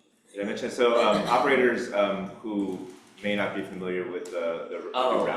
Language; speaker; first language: English; native; English